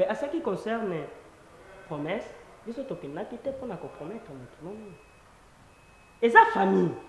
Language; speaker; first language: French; non-native, local second language; Lingala